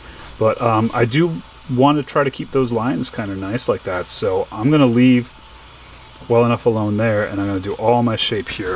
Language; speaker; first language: English; native; English